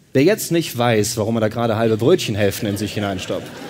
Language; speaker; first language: German; native; German